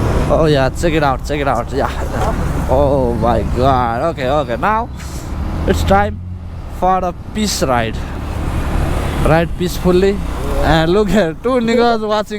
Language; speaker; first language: English; non-native, learner; Nepali